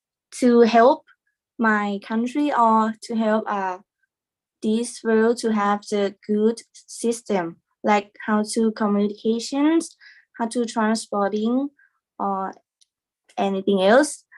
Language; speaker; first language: English; non-native, learner; Thai